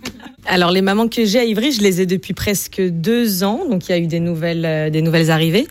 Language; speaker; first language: French; native; French